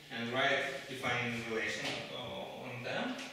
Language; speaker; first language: English; non-native, fluent; Russian